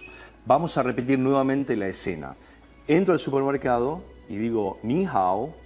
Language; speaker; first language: Spanish; native; Spanish